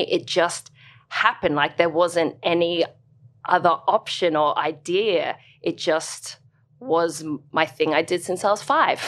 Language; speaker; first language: English; native; English